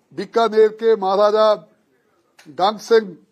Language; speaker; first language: Hindi; non-native, local second language; Punjabi